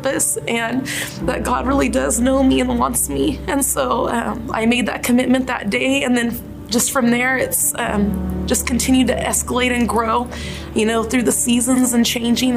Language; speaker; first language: English; native; English